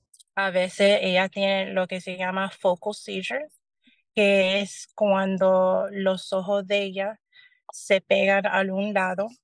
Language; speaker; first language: Spanish; early bilingual, heritage; Spanish